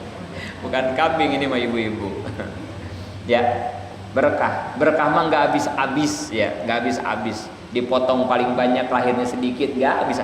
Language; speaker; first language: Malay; non-native, local second language; Sundanese